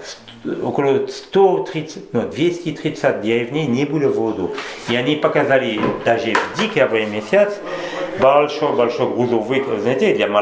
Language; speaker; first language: Russian; non-native, learner; French